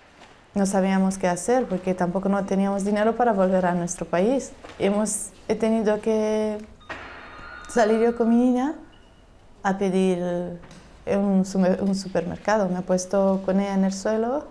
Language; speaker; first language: Spanish; non-native, fluent; Romanian